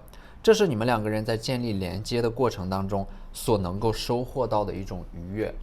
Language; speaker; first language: Chinese; native; Chinese